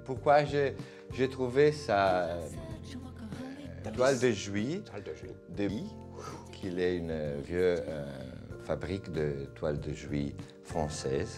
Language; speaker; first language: French; non-native, learner; Italian